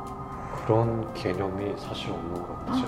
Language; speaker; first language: Korean; native; Korean